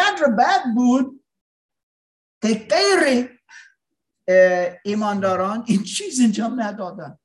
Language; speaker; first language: Persian; non-native, learner; English